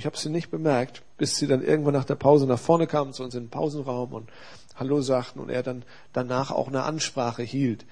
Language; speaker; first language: German; native; German